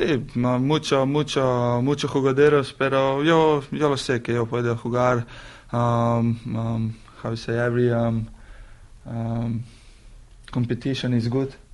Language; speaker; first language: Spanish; non-native, learner; Slovenian